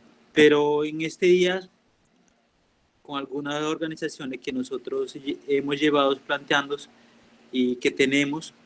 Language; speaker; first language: Spanish; non-native, local second language; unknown